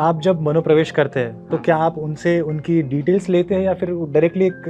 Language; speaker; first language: Hindi; native; Hindi